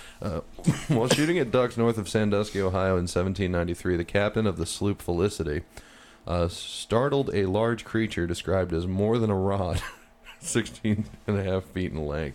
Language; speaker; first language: English; native; English